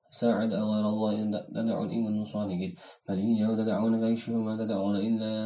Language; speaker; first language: Arabic; non-native, learner; Indonesian